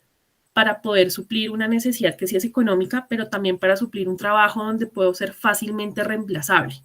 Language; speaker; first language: Spanish; native; Spanish